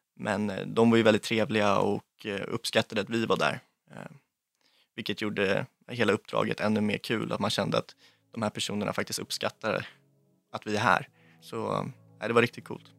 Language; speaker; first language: Swedish; native; Swedish